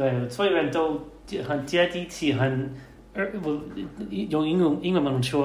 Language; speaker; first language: Chinese; non-native, learner; English